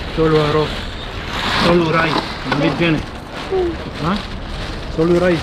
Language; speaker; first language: Spanish; non-native, learner; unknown